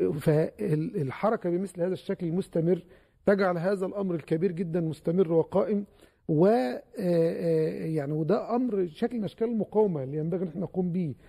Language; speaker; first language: Arabic; native; Arabic